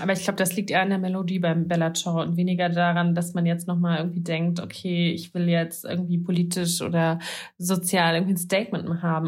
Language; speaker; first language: German; native; German